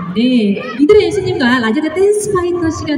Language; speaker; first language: Korean; native; Korean